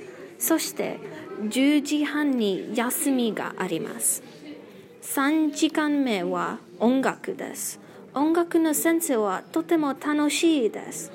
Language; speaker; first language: Japanese; non-native, learner; English